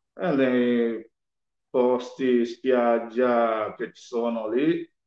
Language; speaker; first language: Italian; non-native, fluent; Swahili